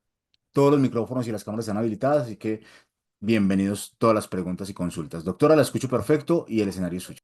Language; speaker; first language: Spanish; native; Spanish